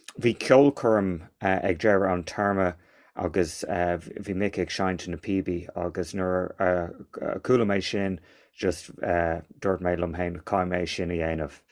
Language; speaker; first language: Irish; non-native, local second language; English